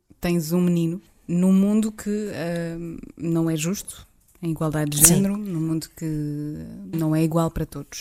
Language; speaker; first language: Portuguese; native; Portuguese